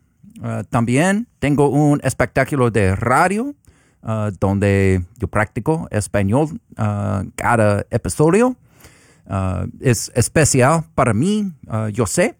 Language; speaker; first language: Spanish; non-native, learner; English